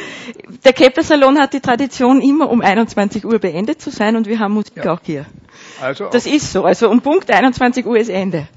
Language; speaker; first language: German; native; German